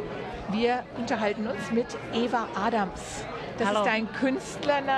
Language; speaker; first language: German; native; German